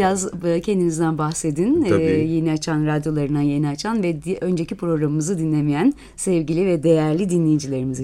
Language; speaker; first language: Turkish; native; Turkish